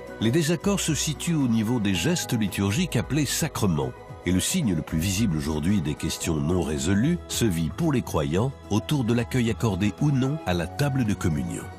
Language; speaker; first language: French; native; French